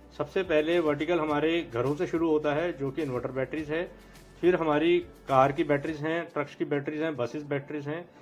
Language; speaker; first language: Hindi; native; Hindi